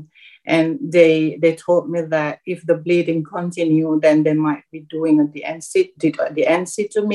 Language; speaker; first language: English; non-native, local second language; Malay